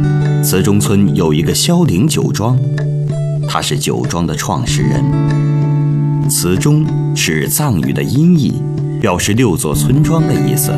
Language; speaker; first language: Chinese; native; Chinese